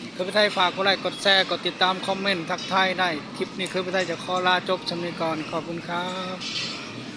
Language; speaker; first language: Thai; native; Thai